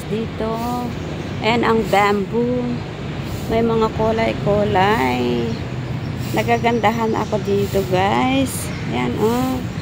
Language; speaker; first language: Filipino; native; Filipino